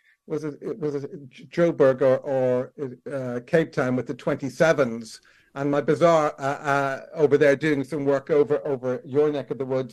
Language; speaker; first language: English; native; English